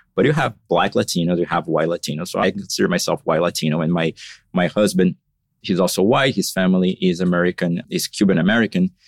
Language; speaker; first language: English; non-native, fluent; Portuguese